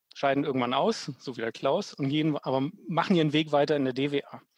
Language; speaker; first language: German; native; German